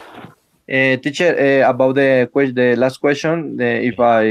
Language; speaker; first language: English; non-native, learner; Spanish